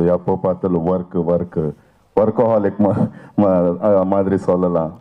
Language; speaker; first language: Tamil; non-native, fluent; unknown